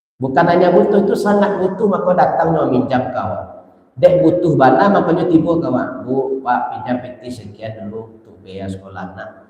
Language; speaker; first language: Malay; non-native, local second language; Minangkabau